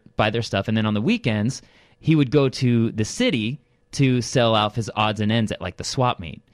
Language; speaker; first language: English; early bilingual, other home language; Russian